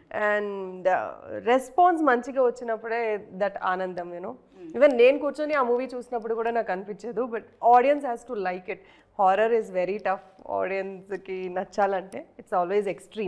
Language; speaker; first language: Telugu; early bilingual, heritage; Telugu